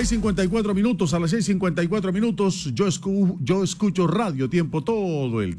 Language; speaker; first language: Spanish; native; Spanish